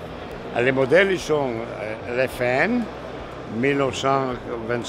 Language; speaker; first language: French; non-native, learner; Italian